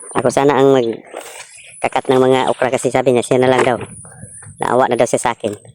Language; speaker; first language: Filipino; non-native, local second language; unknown